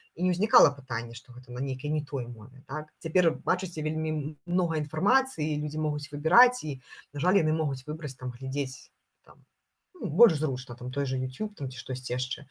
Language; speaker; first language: Belarusian; non-native, local second language; Russian